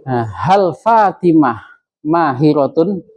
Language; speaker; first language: Arabic; non-native, fluent; Indonesian